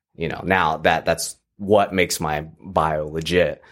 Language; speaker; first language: English; native; English